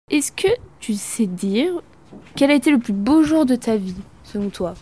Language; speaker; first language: French; native; French